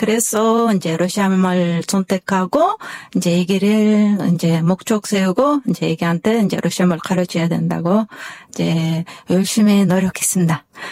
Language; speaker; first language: Korean; non-native, fluent; Kyrgyz